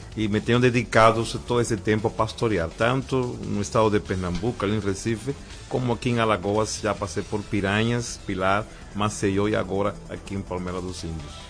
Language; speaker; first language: Portuguese; non-native, fluent; Spanish